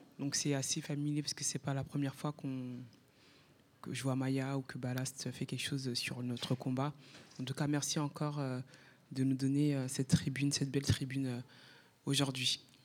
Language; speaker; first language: French; native; French